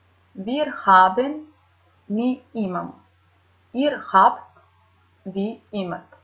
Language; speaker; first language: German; non-native, fluent; Serbian